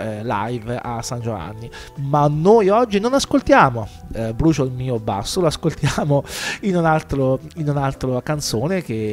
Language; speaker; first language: Italian; native; Italian